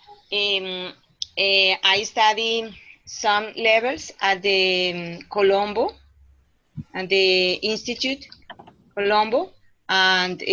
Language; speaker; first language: English; non-native, learner; Spanish